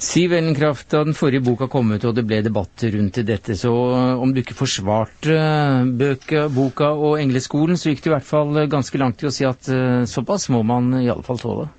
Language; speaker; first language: Norwegian; native; Norwegian